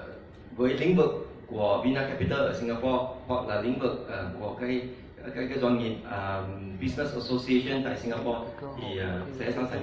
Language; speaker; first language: Vietnamese; non-native, fluent; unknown